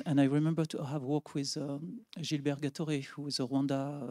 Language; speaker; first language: English; non-native, fluent; French